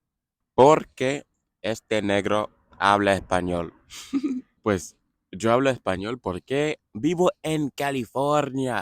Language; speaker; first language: Spanish; non-native, fluent; English